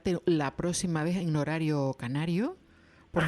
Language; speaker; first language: Spanish; native; Spanish